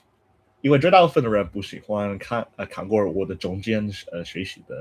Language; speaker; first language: Chinese; non-native, fluent; English